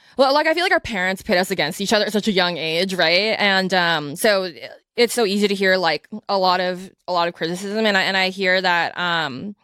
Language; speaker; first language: English; native; English